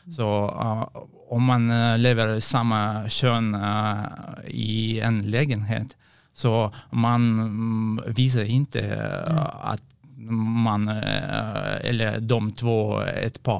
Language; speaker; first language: Swedish; non-native, learner; Russian